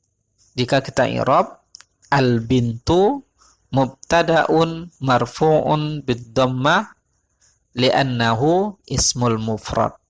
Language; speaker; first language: Arabic; non-native, fluent; Indonesian